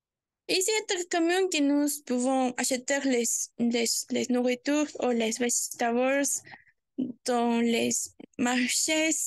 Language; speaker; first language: French; non-native, learner; Spanish